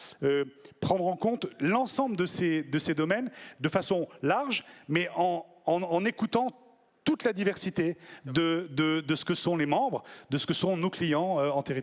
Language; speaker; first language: French; native; French